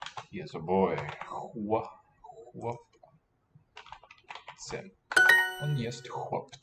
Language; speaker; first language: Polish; non-native, learner; English